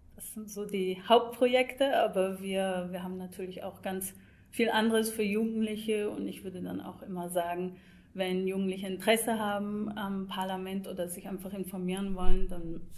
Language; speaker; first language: German; non-native, fluent; English